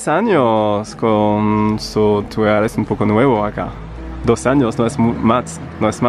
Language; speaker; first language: Spanish; non-native, learner; French